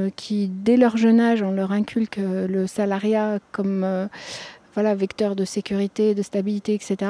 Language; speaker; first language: French; non-native, local second language; Arabic